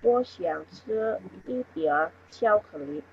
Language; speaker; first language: Chinese; non-native, learner; Indonesian